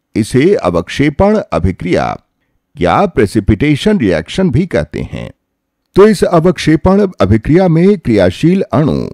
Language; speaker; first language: Hindi; native; Hindi